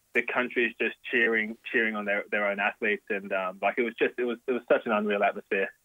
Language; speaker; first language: English; native; English